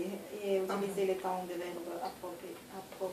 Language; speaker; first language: French; non-native, learner; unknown